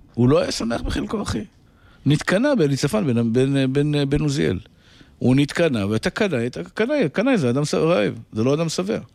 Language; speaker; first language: Hebrew; native; Hebrew